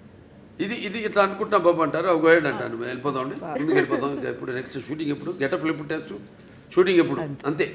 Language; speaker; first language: Telugu; native; Telugu